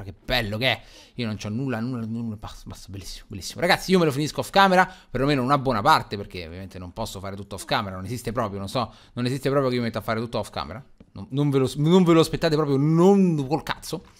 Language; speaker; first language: Italian; native; Italian